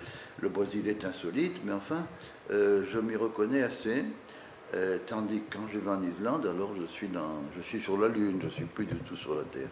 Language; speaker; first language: French; native; French